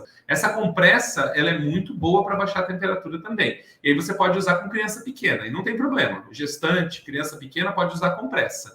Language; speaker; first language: Portuguese; native; Portuguese